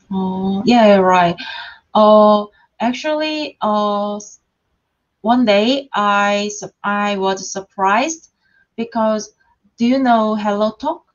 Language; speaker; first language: English; non-native, learner; Korean